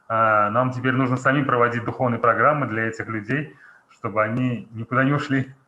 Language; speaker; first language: Russian; native; Russian